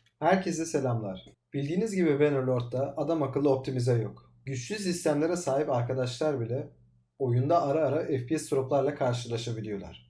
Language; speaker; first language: Turkish; native; Turkish